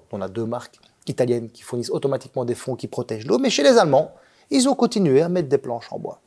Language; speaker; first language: French; native; French